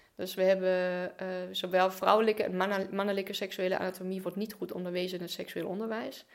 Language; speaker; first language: Dutch; non-native, fluent; German